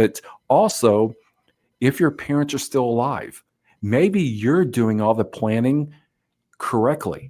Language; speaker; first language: English; native; English